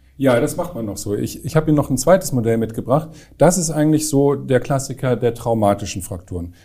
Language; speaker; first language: German; native; German